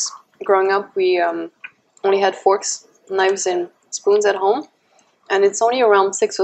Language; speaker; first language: English; non-native, fluent; French